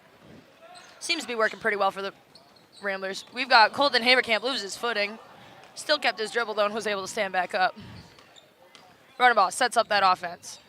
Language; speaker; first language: English; native; English